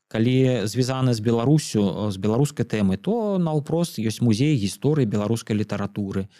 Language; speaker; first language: Belarusian; native; Belarusian